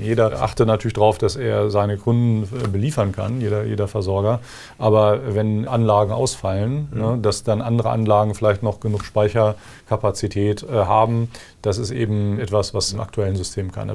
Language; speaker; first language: German; native; German